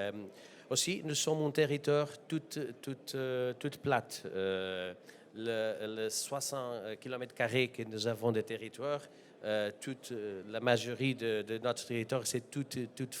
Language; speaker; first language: French; non-native, learner; Portuguese